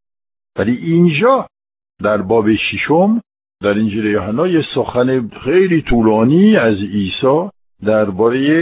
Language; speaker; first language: Persian; non-native, fluent; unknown